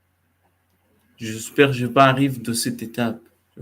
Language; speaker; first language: French; non-native, learner; Arabic